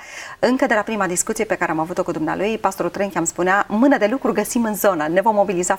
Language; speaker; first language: Romanian; native; Romanian